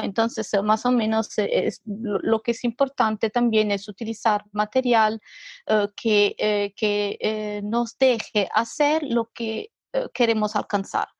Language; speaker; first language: Spanish; non-native, fluent; Italian